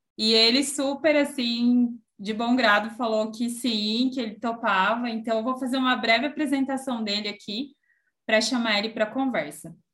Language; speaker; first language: Portuguese; native; Portuguese